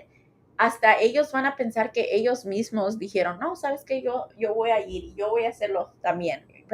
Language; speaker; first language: Spanish; early bilingual, heritage; Spanish